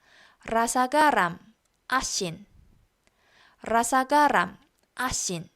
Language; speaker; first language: Indonesian; non-native, fluent; Korean